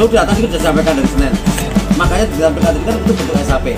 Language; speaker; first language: Indonesian; native; Indonesian